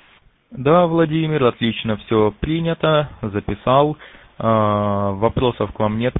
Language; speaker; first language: Russian; native; Russian